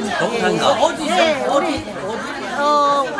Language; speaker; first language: Korean; native; Korean